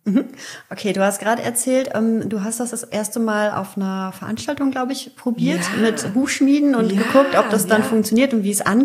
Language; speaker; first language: German; native; German